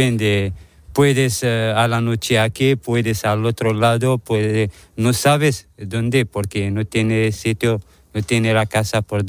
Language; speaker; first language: Spanish; non-native, learner; Arabic